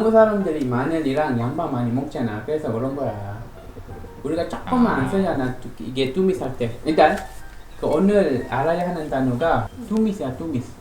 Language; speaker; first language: Korean; non-native, fluent; Malay